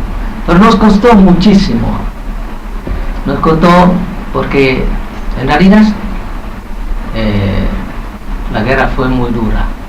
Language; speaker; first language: Spanish; non-native, fluent; Vietnamese